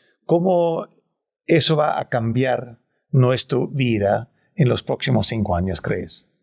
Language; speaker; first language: Spanish; non-native, fluent; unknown